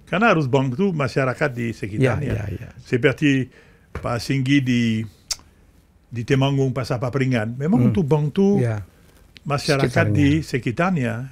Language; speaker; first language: Indonesian; non-native, fluent; French